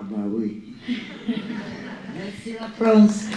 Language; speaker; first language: French; non-native, learner; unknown